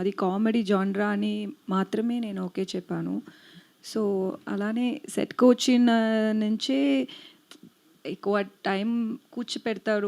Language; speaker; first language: Telugu; non-native, learner; Tamil